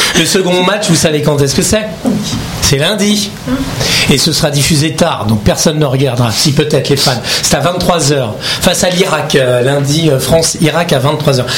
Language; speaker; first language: French; native; French